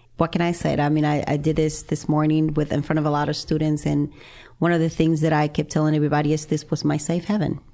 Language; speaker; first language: English; non-native, fluent; Spanish